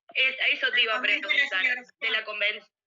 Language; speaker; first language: Spanish; native; Spanish